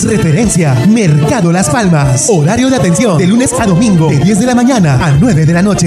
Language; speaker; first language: Spanish; native; Spanish